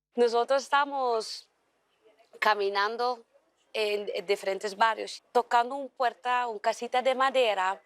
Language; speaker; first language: Spanish; early bilingual, heritage; Dutch